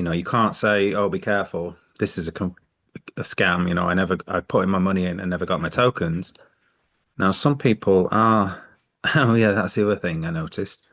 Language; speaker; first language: English; native; English